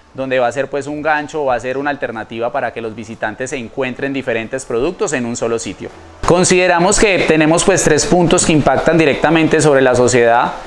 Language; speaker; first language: Spanish; native; Spanish